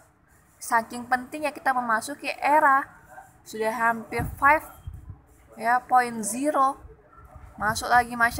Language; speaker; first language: Indonesian; native; Indonesian